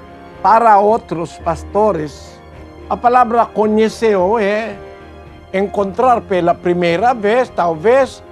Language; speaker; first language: Portuguese; non-native, learner; Filipino